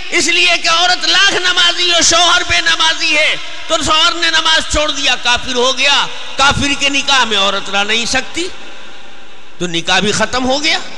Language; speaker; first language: Urdu; native; Urdu